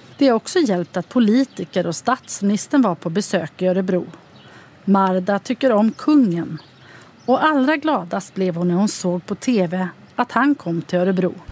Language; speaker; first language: Swedish; native; Swedish